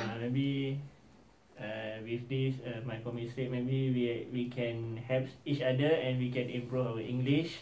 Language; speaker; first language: English; non-native, learner; Malay